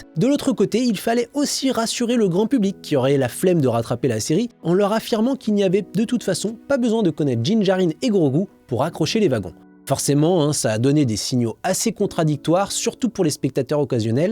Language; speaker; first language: French; native; French